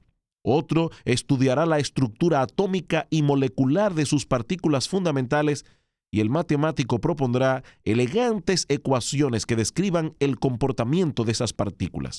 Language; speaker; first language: Spanish; native; Spanish